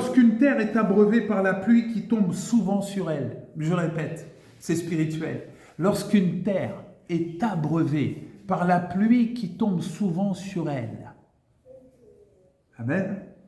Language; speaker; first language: French; native; French